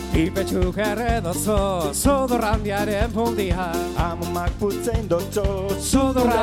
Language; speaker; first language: Spanish; non-native, local second language; Basque